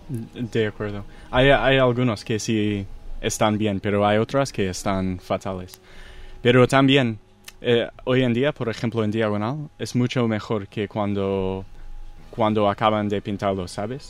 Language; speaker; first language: Spanish; non-native, fluent; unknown